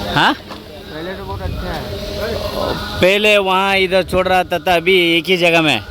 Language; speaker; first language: Hindi; non-native, local second language; Kannada